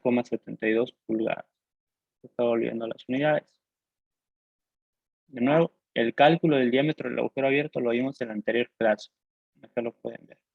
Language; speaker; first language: Spanish; native; Spanish